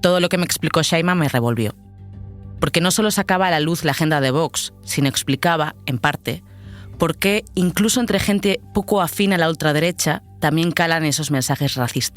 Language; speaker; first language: Spanish; native; Spanish